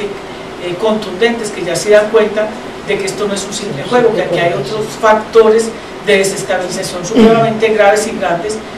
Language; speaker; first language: Spanish; native; Spanish